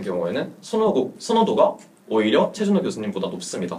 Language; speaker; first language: Korean; native; Korean